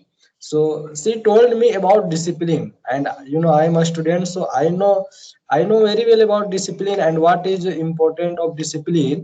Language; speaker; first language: English; non-native, learner; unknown